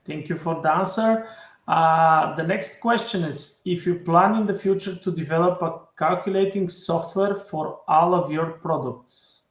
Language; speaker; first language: English; non-native, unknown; Bulgarian